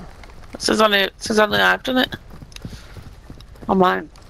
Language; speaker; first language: English; native; English